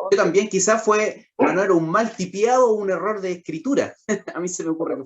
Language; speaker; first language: Spanish; native; Spanish